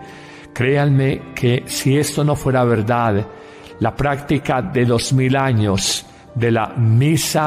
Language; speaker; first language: Spanish; native; Spanish